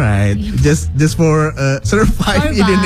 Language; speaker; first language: English; non-native, fluent; Indonesian